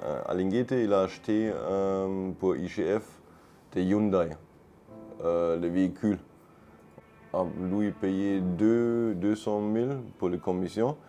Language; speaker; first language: French; non-native, learner; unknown